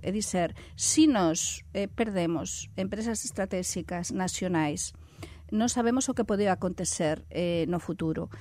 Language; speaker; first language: Portuguese; non-native, fluent; Spanish